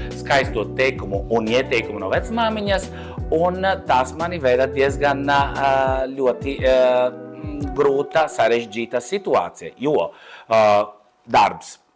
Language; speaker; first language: Latvian; non-native, fluent; Italian